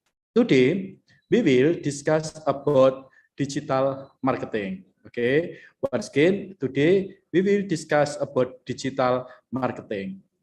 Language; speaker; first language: English; non-native, learner; Indonesian